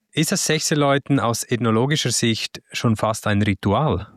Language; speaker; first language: German; native; German